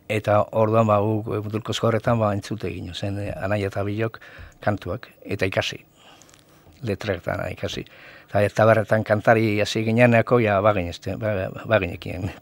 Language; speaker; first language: Basque; native; Basque